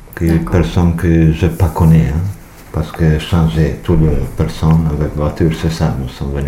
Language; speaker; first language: French; non-native, learner; Albanian